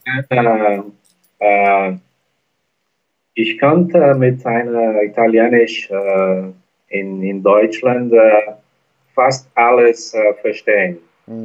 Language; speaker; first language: German; non-native, learner; Portuguese